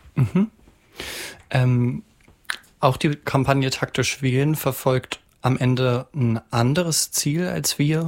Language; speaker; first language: German; native; German